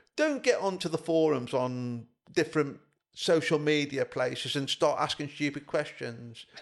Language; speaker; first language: English; native; English